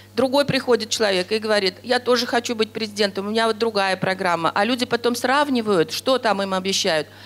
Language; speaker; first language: Russian; non-native, local second language; Tatar